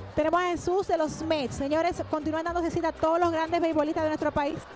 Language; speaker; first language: Spanish; native; Spanish